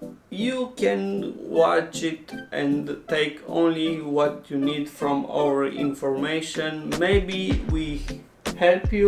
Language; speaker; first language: English; non-native, learner; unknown